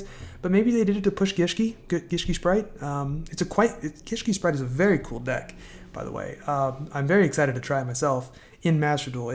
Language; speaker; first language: English; native; English